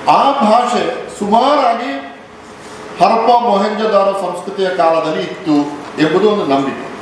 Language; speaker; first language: Kannada; non-native, local second language; Tulu